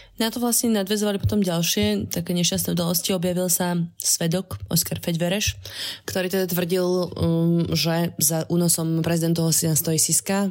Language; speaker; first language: Slovak; native; Slovak